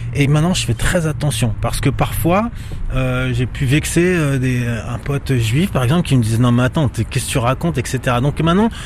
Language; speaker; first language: French; native; French